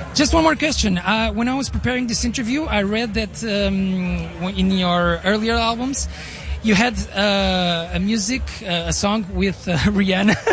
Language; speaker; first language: English; non-native, fluent; Portuguese